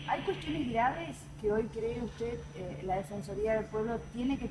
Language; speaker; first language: Spanish; native; Spanish